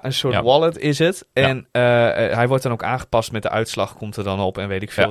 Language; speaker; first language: Dutch; native; Dutch